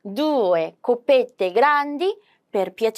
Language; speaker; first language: Italian; non-native, fluent; Korean